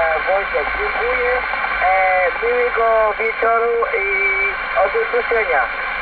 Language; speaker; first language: Polish; non-native, learner; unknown